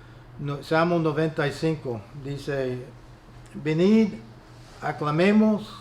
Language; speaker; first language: Spanish; non-native, fluent; English